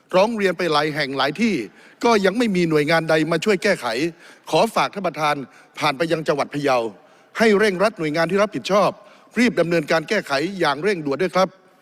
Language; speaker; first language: Thai; native; Thai